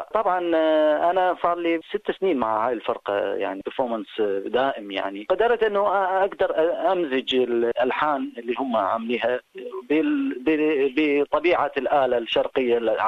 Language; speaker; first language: Arabic; native; Arabic